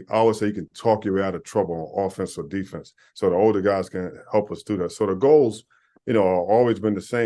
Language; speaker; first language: English; native; English